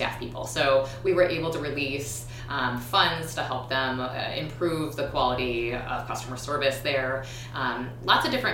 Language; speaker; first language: English; native; English